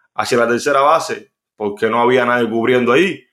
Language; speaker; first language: Spanish; native; Spanish